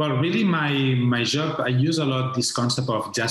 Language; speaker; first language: English; non-native, fluent; Spanish